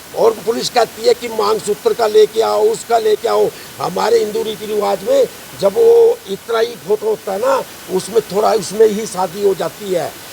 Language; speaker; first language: Hindi; native; Hindi